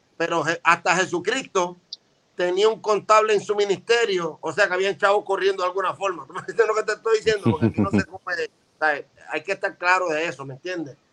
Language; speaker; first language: Spanish; native; Spanish